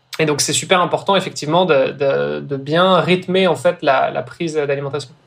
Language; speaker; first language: French; native; French